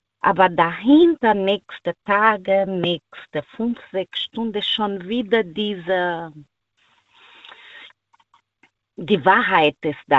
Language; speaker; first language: German; non-native, learner; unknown